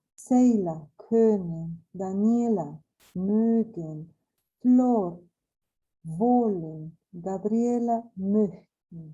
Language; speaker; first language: German; non-native, fluent; Spanish